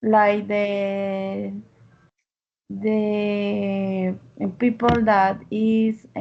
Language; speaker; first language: English; non-native, learner; Spanish